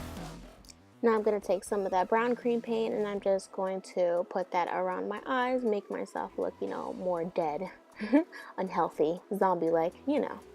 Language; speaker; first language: English; native; English